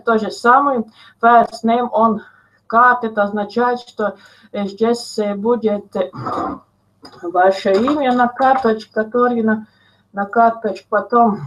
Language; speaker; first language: Russian; non-native, local second language; Latvian